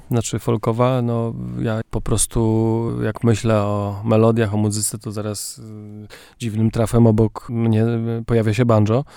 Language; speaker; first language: Polish; native; Polish